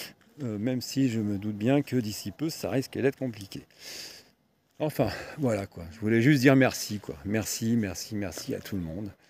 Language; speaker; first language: French; native; French